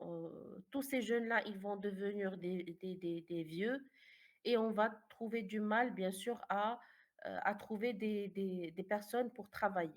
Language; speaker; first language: French; non-native, fluent; Arabic